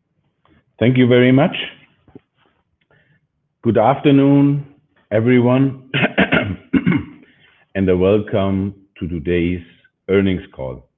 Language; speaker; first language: English; non-native, fluent; German